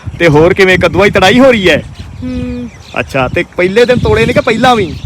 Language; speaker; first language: Punjabi; native; Punjabi